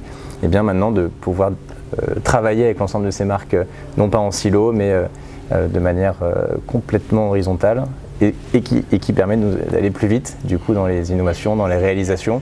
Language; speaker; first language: French; native; French